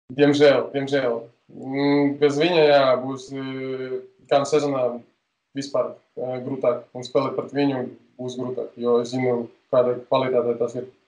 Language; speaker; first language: Latvian; non-native, local second language; Russian